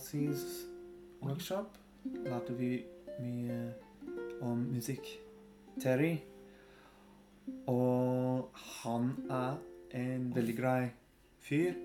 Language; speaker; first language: Norwegian; non-native, fluent; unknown